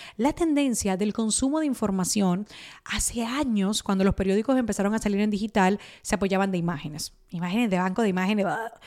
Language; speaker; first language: Spanish; early bilingual, other home language; Italian